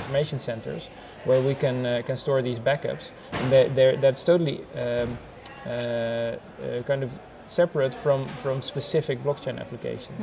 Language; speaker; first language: English; non-native, fluent; Dutch